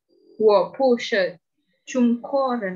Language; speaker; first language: Chinese; non-native, learner; Indonesian